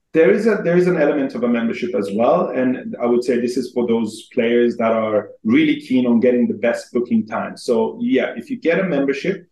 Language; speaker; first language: English; non-native, fluent; Persian